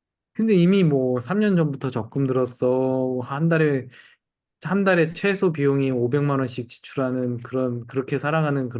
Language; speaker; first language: Korean; native; Korean